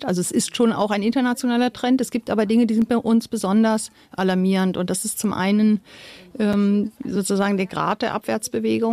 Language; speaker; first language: German; native; German